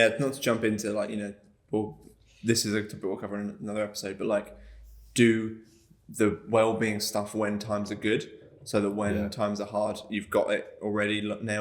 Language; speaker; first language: English; native; English